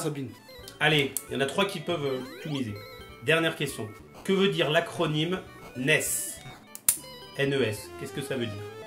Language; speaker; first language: French; native; French